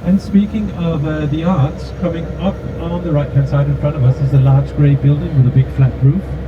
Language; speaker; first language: English; non-native, fluent; Danish